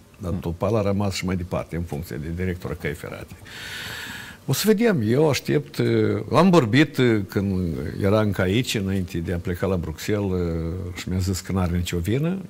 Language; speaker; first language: Romanian; native; Romanian